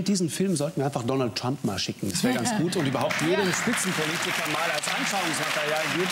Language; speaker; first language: German; native; German